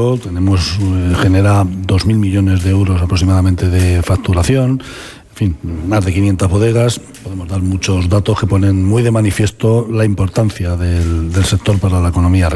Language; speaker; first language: Spanish; native; Spanish